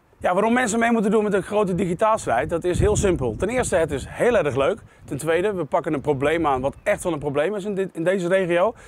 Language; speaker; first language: Dutch; native; Dutch